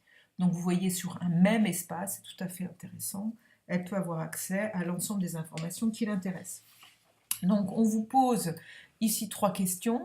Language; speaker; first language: French; native; French